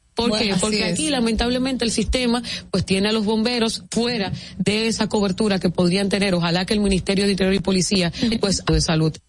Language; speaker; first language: Spanish; native; Spanish